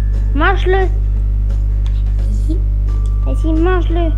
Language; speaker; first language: French; native; French